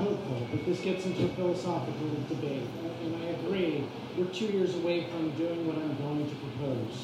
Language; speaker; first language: English; native; English